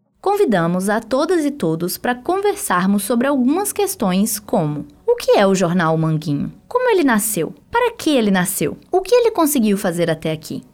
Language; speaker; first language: Portuguese; native; Portuguese